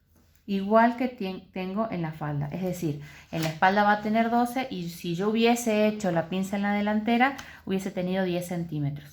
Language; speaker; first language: Spanish; native; Spanish